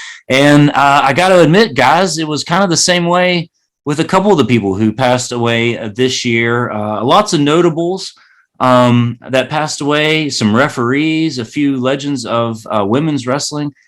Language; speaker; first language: English; native; English